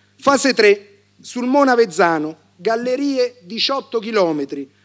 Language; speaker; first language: Italian; native; Italian